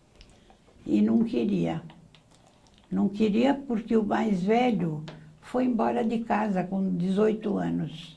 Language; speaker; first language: Portuguese; early bilingual, other home language; Arabic